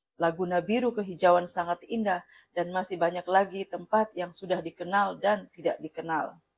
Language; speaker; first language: Indonesian; non-native, fluent; Russian